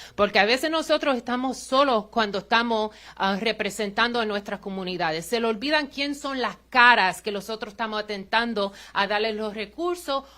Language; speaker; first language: Spanish; early bilingual, heritage; Spanish